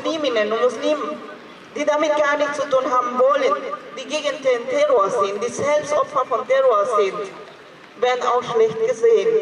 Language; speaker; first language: German; non-native, fluent; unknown